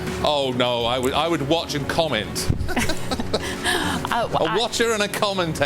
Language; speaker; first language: English; native; English